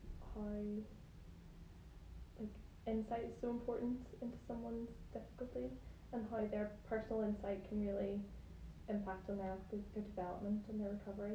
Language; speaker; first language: English; native; English